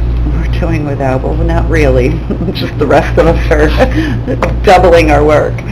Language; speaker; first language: English; native; English